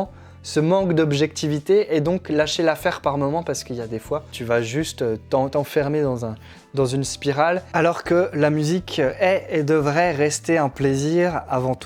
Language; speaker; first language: French; native; French